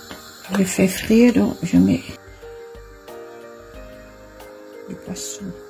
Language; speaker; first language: French; non-native, fluent; Vietnamese